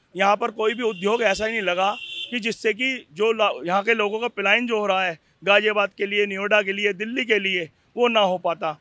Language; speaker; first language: Hindi; native; Hindi